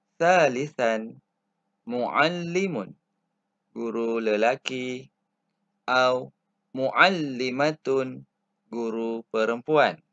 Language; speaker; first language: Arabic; non-native, fluent; Malay